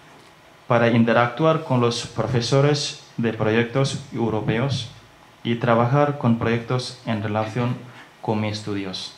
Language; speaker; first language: Spanish; non-native, learner; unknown